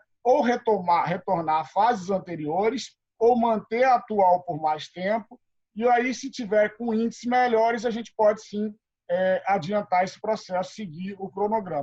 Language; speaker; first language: Portuguese; native; Portuguese